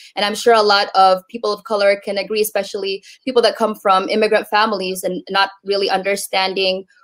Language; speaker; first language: English; native; English